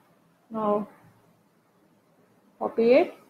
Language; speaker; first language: English; non-native, local second language; Tamil